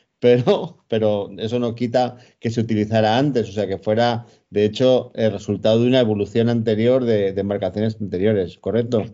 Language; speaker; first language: Spanish; native; Spanish